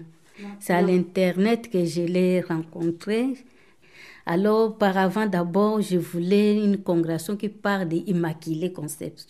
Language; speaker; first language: French; non-native, fluent; Tamil